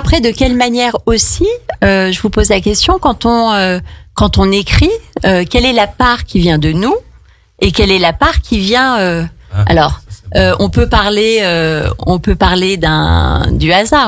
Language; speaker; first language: French; native; French